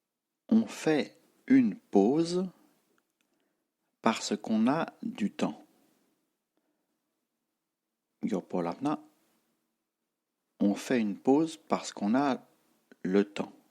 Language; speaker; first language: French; non-native, fluent; Tibetan